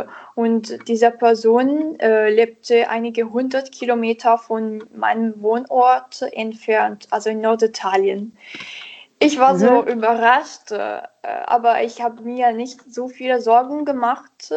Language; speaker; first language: German; non-native, learner; Italian